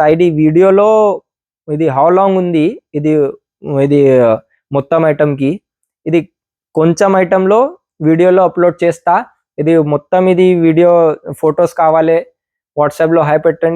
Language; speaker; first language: Telugu; non-native, local second language; Urdu